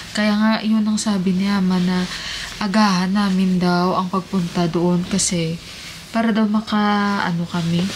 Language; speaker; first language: Filipino; native; Filipino